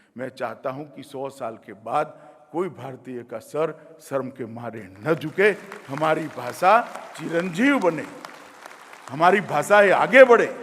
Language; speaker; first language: Hindi; non-native, local second language; Gujarati